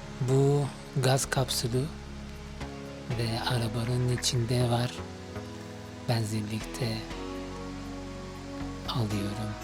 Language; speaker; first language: Turkish; non-native, fluent; Arabic